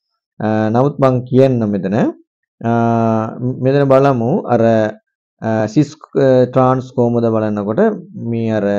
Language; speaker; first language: Sinhala; non-native, local second language; Tamil